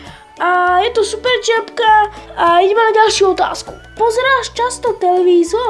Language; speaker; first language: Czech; non-native, learner; Slovak